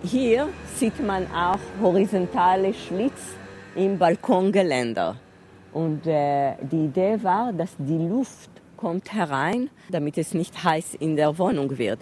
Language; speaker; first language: German; non-native, fluent; Hebrew